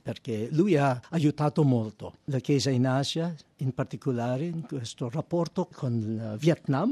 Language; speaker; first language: Italian; non-native, fluent; Filipino